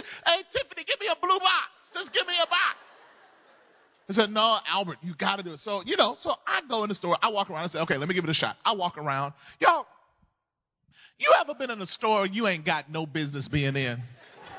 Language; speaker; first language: English; native; English